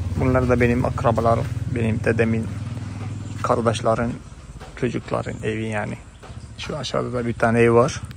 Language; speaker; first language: Turkish; non-native, fluent; Malayalam